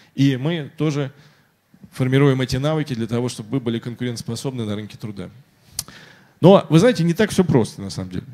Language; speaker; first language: Russian; native; Russian